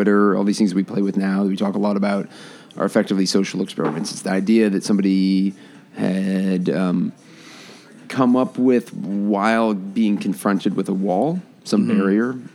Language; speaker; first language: English; native; English